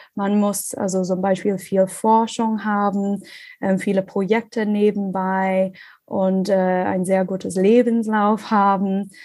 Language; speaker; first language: German; non-native, learner; English